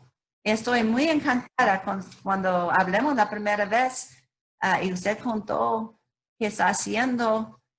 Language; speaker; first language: Spanish; non-native, learner; English